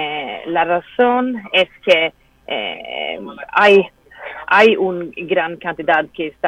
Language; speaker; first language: Spanish; non-native, fluent; Swedish